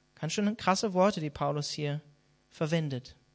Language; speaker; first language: German; native; German